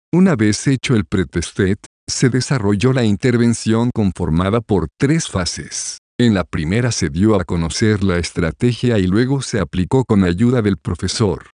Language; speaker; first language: Spanish; native; Spanish